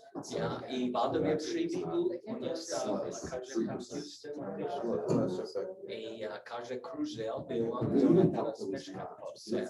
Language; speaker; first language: Polish; non-native, learner; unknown